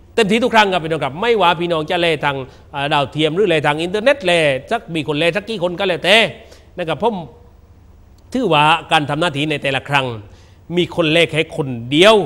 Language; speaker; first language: Thai; native; Thai